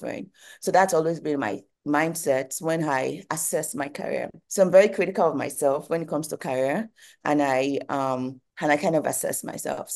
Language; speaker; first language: English; non-native, local second language; Yoruba